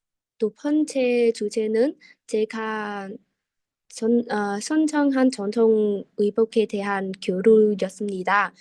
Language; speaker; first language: Korean; non-native, fluent; Vietnamese